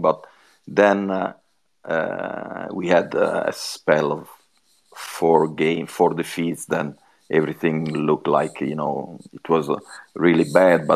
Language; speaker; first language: English; non-native, fluent; Italian